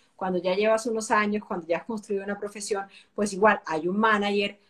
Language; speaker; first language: Spanish; native; Spanish